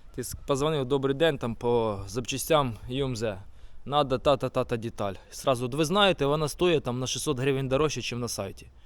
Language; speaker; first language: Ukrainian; native; Ukrainian